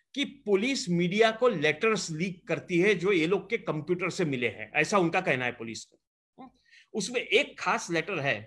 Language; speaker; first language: Hindi; non-native, local second language; Gujarati